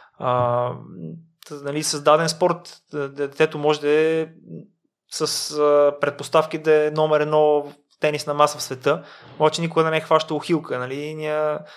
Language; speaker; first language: Bulgarian; native; Bulgarian